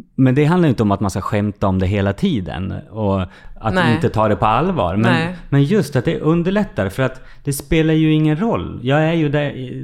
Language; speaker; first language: Swedish; native; Swedish